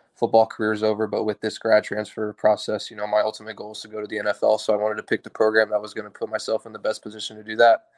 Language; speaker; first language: English; native; English